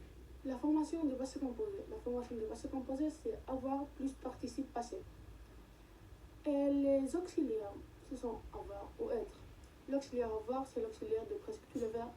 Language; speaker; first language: French; non-native, learner; Spanish